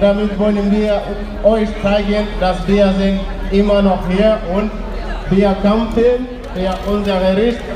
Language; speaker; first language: German; non-native, learner; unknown